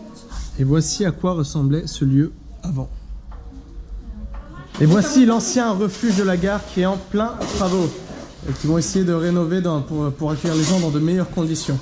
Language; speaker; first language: French; native; French